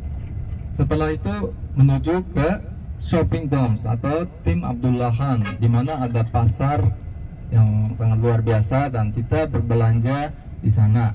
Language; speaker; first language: Indonesian; non-native, fluent; Uzbek